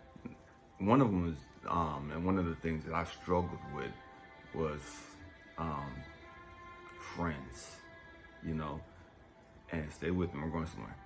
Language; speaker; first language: English; native; English